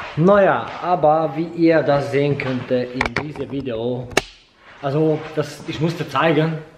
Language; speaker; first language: German; non-native, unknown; Hungarian